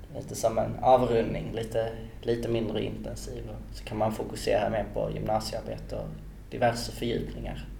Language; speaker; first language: Swedish; native; Swedish